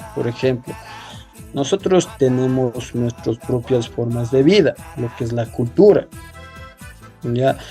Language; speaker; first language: Spanish; non-native, local second language; Quechua